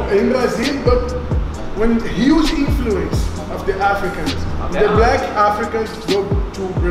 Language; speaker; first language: English; non-native, learner; Portuguese